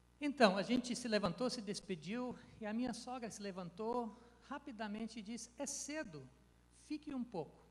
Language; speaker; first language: Portuguese; non-native, fluent; English